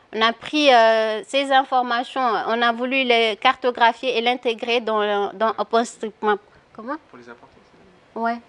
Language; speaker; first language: French; non-native, local second language; Wolof